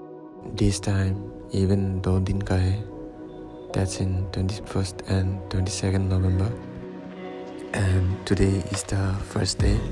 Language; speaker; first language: Hindi; non-native, local second language; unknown